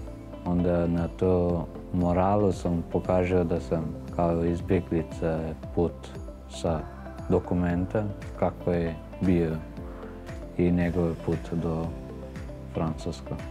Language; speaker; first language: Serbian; non-native, local second language; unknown